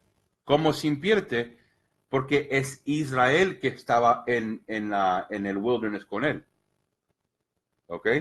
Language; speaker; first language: Spanish; early bilingual, heritage; Spanish